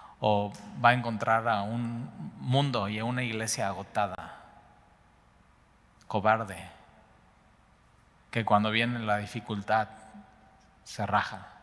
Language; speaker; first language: Spanish; native; Spanish